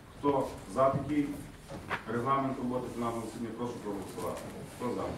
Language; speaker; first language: Ukrainian; native; Ukrainian